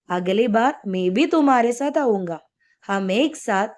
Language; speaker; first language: Hindi; non-native, local second language; Malayalam